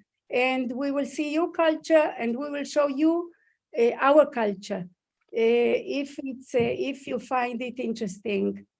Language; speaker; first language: English; non-native, fluent; Hebrew